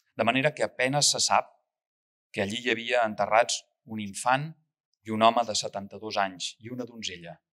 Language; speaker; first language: Catalan; native; Catalan